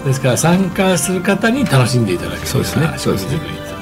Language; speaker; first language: Japanese; native; Japanese